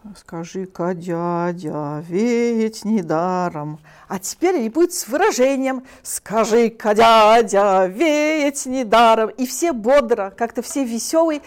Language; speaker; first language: Russian; early bilingual, heritage; Russian